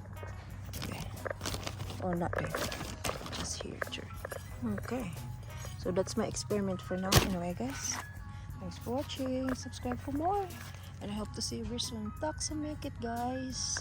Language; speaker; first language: English; non-native, fluent; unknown